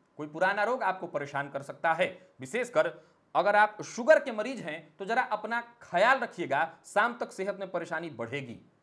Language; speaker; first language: Hindi; native; Hindi